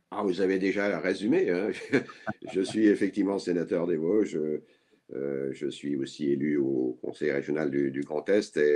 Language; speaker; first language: French; native; French